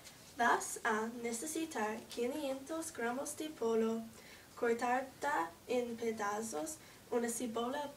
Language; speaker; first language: Spanish; non-native, learner; English